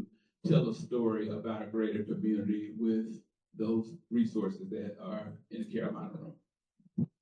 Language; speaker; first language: English; native; English